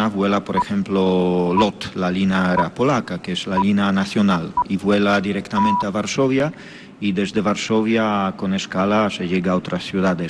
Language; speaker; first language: Spanish; non-native, fluent; Polish